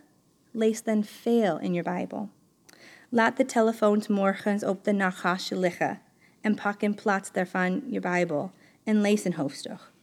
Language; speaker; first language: Dutch; non-native, fluent; English